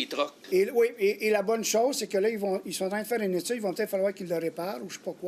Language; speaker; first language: French; native; French